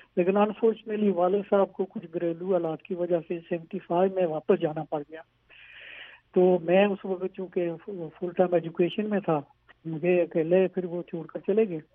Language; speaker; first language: Urdu; non-native, local second language; Pahari-Potwari